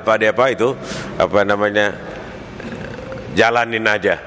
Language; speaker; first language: Indonesian; native; Indonesian